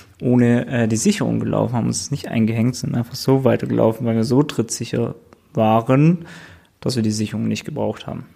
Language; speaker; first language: German; native; German